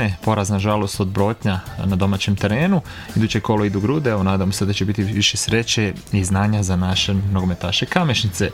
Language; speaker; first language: Croatian; native; Croatian